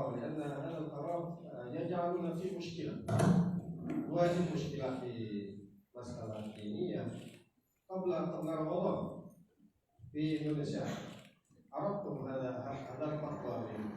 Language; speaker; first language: Arabic; non-native, fluent; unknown